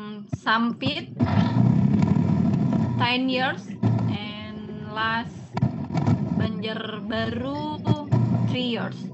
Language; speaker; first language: English; non-native, learner; Indonesian